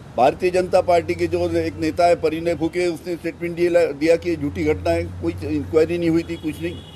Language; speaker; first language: Hindi; non-native, local second language; Marathi